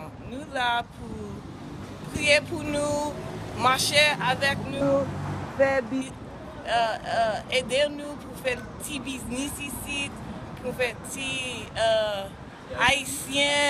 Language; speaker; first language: Haitian Creole; early bilingual, heritage; English